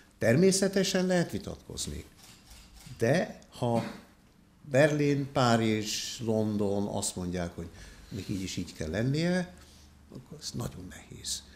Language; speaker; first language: Hungarian; early bilingual, heritage; Hungarian